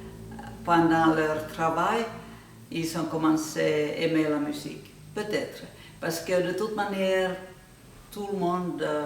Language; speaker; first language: French; non-native, fluent; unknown